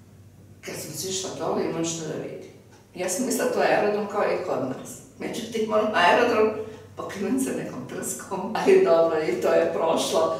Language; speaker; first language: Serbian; early bilingual, heritage; Serbian